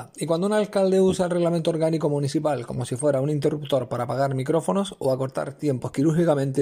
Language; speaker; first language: Spanish; native; Spanish